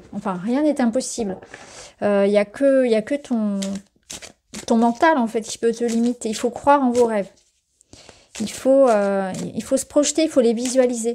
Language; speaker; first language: French; native; French